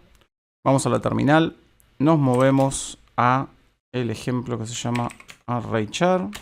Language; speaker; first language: Spanish; native; Spanish